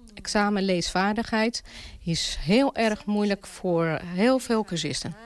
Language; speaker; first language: Dutch; non-native, fluent; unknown